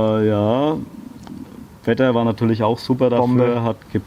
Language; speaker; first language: German; native; German